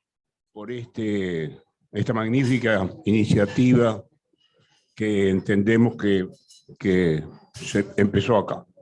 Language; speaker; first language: Spanish; native; Spanish